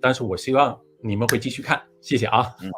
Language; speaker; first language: Chinese; non-native, fluent; English